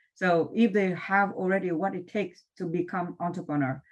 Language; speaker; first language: English; non-native, fluent; Vietnamese